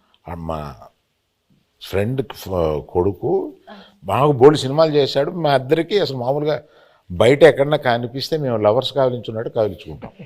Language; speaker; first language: Telugu; native; Telugu